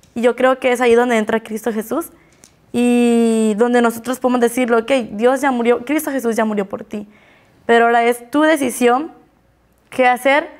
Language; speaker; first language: Spanish; native; Spanish